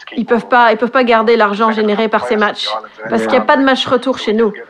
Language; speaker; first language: French; non-native, fluent; English